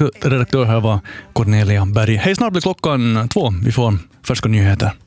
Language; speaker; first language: Swedish; native; Swedish